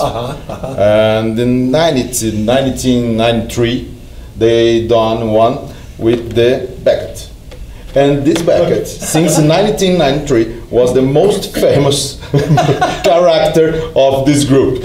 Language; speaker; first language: English; non-native, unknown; Portuguese